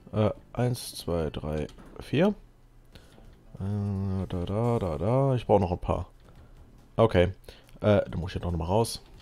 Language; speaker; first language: German; native; German